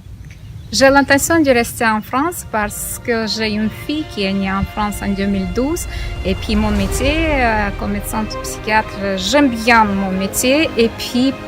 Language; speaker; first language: French; non-native, fluent; Romanian